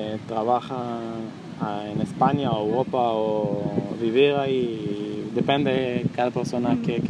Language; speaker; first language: Spanish; non-native, learner; Hebrew